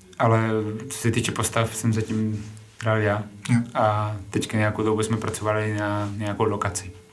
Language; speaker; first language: Czech; non-native, fluent; Spanish